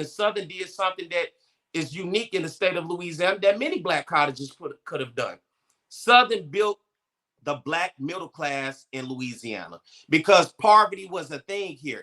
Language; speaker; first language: English; native; English